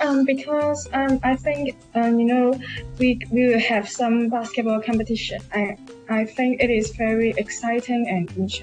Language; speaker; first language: English; non-native, local second language; Cantonese